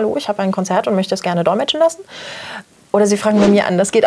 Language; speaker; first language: German; native; German